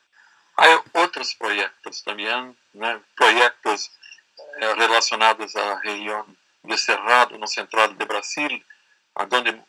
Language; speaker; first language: Spanish; non-native, learner; Portuguese